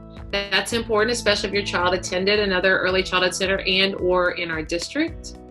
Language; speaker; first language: English; native; English